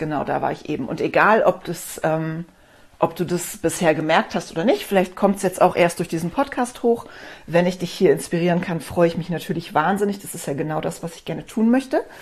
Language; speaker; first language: German; native; German